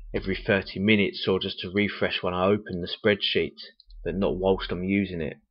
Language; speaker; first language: English; native; English